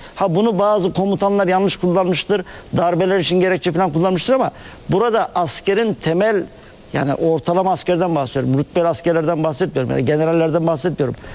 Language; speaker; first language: Turkish; native; Turkish